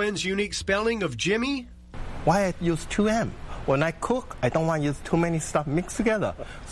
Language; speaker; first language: English; non-native, learner; Chinese